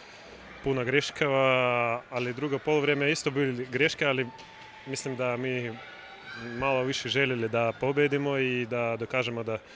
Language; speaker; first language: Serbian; non-native, learner; Russian